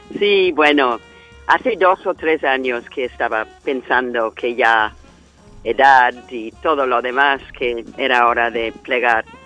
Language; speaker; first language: Spanish; non-native, fluent; English